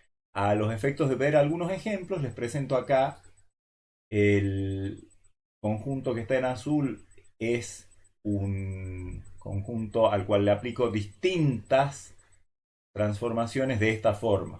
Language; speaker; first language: Spanish; native; Spanish